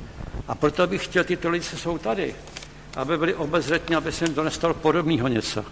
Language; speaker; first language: Czech; native; Czech